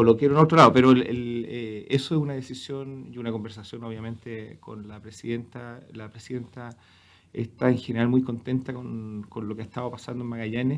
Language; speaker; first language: Spanish; native; Spanish